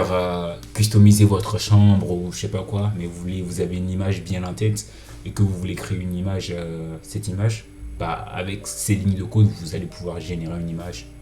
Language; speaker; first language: French; native; French